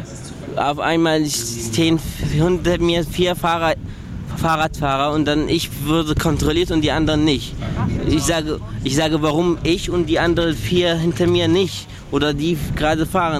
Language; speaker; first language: German; early bilingual, other home language; Arabic